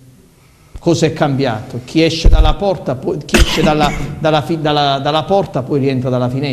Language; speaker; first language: Italian; native; Italian